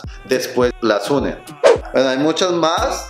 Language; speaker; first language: Spanish; native; Spanish